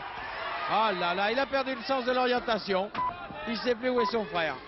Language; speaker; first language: French; native; French